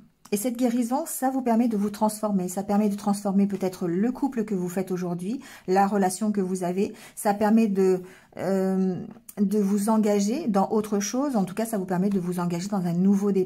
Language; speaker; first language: French; native; French